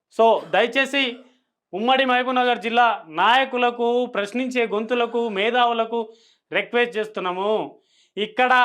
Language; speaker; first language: Telugu; non-native, local second language; Lambadi